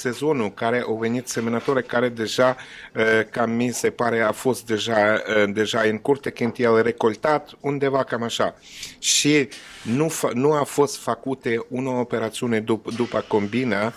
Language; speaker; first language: Romanian; non-native, learner; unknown